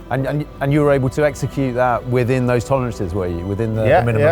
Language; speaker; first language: English; native; English